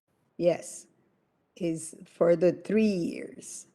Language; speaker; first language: English; non-native, fluent; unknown